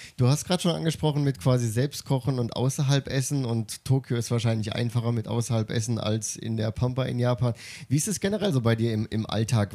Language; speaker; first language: German; native; German